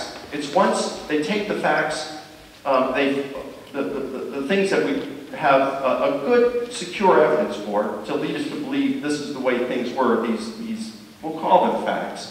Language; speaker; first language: English; native; English